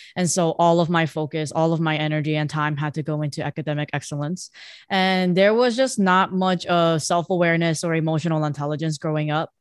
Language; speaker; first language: English; early bilingual, other home language; Korean